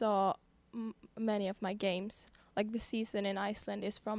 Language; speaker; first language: English; non-native, fluent; Icelandic